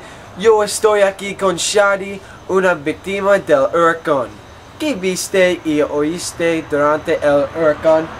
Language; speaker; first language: Spanish; non-native, learner; English